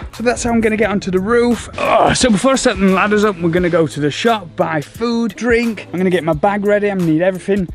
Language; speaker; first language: English; native; English